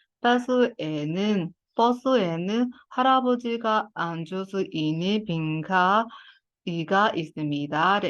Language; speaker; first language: Korean; non-native, fluent; Burmese